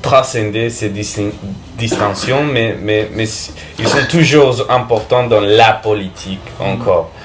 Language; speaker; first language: French; non-native, fluent; Spanish